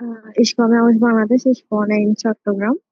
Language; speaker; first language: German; non-native, learner; Bangla